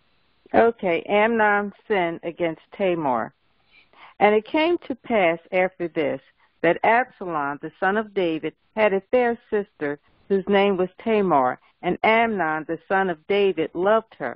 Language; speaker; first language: English; native; English